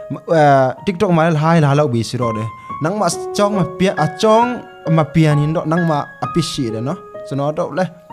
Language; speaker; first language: Burmese; non-native, local second language; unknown